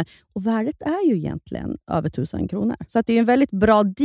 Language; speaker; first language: Swedish; native; Swedish